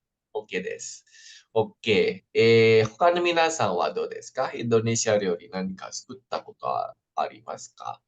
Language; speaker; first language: Japanese; non-native, fluent; Indonesian